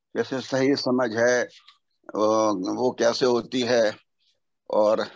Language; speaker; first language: Hindi; native; Hindi